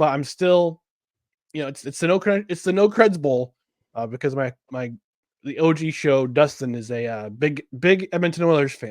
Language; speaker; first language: English; native; English